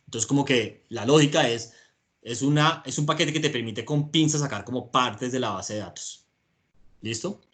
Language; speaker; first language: Spanish; native; Spanish